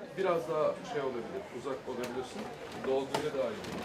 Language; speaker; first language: Turkish; native; Turkish